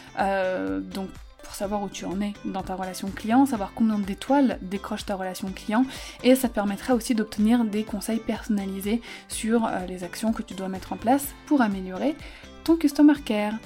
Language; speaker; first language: French; native; French